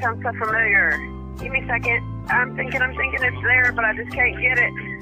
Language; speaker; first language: English; native; English